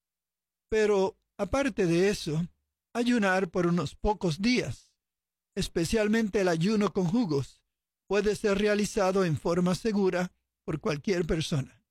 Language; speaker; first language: Spanish; native; Spanish